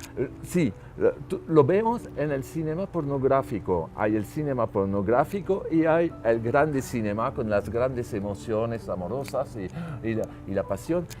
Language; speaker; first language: Spanish; non-native, learner; French